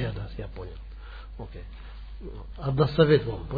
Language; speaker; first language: Russian; non-native, learner; Tibetan